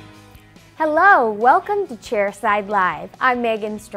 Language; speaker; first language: English; native; English